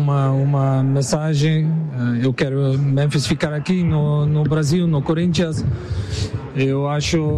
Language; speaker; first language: Portuguese; non-native, learner; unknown